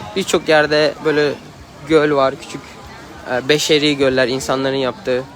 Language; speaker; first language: Turkish; native; Turkish